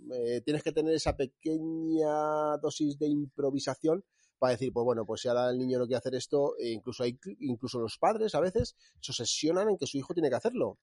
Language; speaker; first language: Spanish; native; Spanish